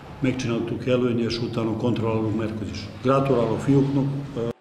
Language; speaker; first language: Hungarian; non-native, learner; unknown